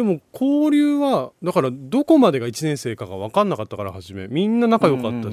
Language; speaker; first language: Japanese; native; Japanese